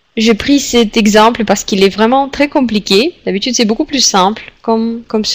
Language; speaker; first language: French; non-native, fluent; Russian